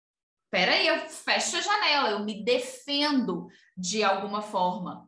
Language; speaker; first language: Portuguese; native; Portuguese